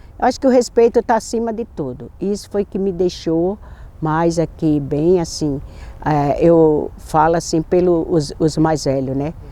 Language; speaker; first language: Portuguese; native; Portuguese